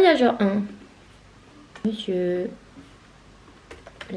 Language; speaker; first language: French; native; French